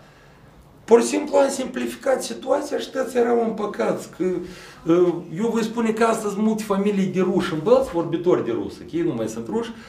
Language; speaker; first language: Romanian; non-native, local second language; Russian